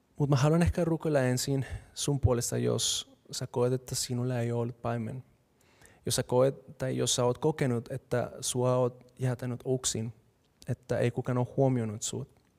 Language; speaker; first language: Finnish; non-native, fluent; Spanish